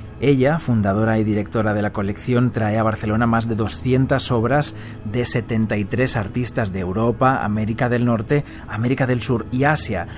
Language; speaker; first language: Spanish; native; Spanish